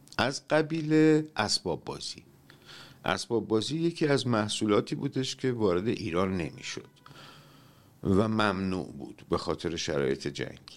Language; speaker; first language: Persian; native; Persian